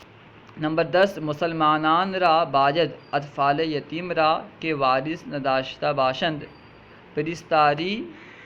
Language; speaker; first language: Persian; non-native, fluent; Urdu